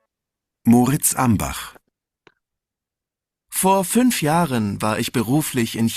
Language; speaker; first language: German; non-native, learner; Bangla